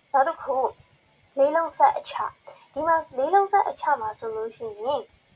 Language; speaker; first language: Burmese; native; Burmese